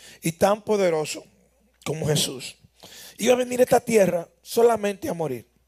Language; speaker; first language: Spanish; native; Spanish